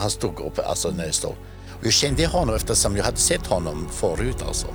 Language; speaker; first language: Swedish; non-native, fluent; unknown